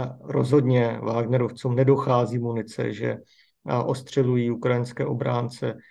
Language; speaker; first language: Czech; native; Czech